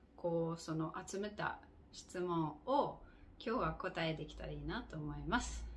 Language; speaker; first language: Japanese; non-native, fluent; English